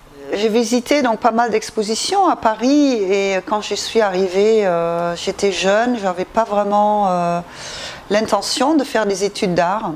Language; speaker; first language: French; non-native, fluent; Dutch